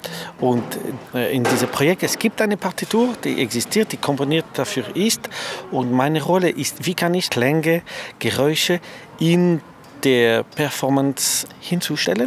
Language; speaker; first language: German; non-native, fluent; French